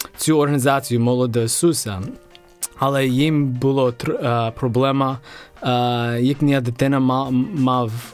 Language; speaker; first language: Ukrainian; non-native, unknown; English